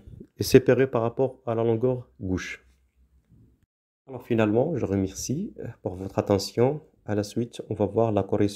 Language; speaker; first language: French; non-native, local second language; Arabic